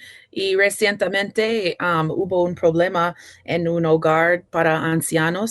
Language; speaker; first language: Spanish; non-native, fluent; English